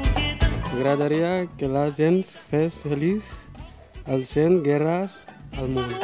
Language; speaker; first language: Catalan; non-native, learner; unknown